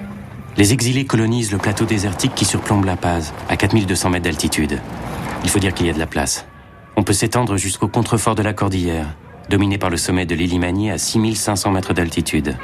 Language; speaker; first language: French; native; French